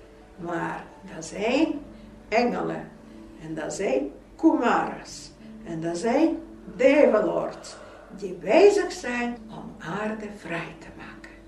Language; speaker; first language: Dutch; non-native, fluent; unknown